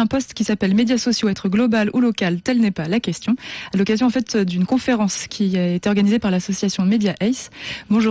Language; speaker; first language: French; native; French